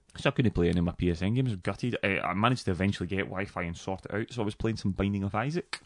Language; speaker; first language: English; native; English